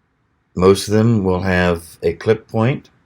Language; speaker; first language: English; native; English